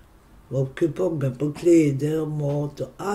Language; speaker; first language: Swedish; non-native, local second language; Romany